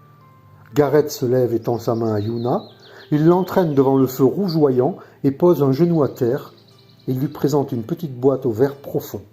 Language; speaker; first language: French; native; French